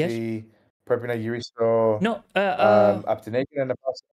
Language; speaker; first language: Greek; early bilingual, heritage; English